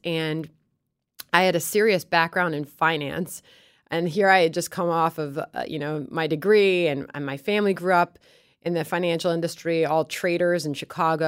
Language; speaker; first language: English; native; English